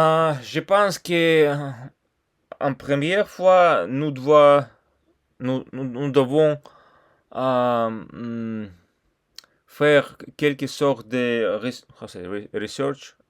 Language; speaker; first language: French; non-native, learner; Russian